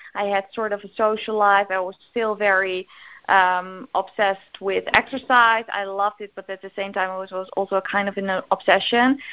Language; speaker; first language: English; non-native, fluent; Dutch